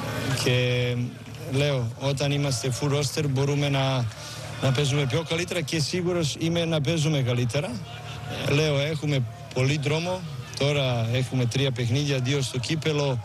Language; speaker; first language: Greek; non-native, learner; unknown